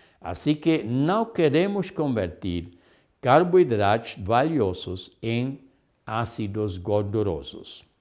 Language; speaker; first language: Portuguese; non-native, fluent; German